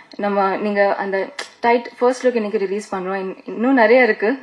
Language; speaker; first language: Tamil; non-native, fluent; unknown